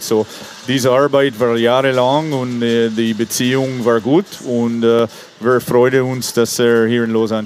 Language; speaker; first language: German; non-native, fluent; English